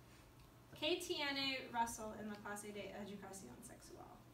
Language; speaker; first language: Spanish; non-native, learner; English